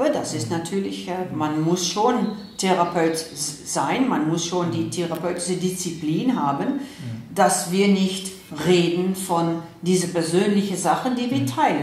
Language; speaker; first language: German; non-native, fluent; Dutch